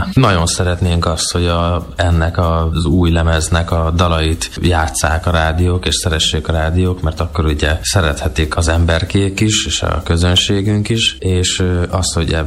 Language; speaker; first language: Hungarian; native; Hungarian